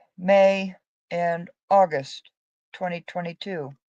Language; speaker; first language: English; native; English